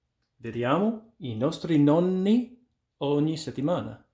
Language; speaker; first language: Italian; non-native, fluent; English